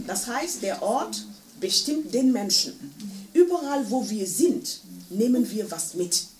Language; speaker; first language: German; non-native, fluent; Wolof